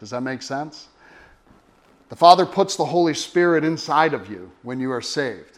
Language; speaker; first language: English; native; English